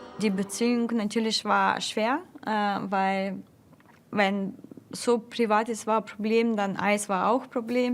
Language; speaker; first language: German; non-native, fluent; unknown